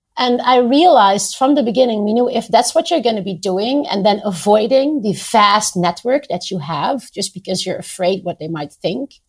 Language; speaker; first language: English; non-native, fluent; Dutch